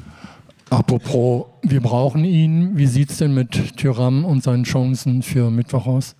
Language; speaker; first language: German; native; German